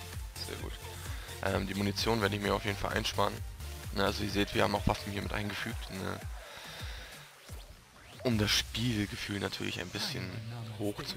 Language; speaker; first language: German; native; German